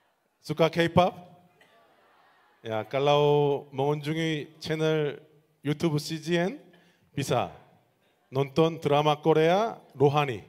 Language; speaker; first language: Indonesian; non-native, learner; Korean